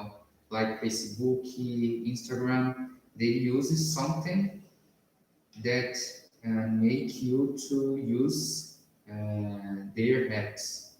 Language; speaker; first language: English; non-native, learner; Portuguese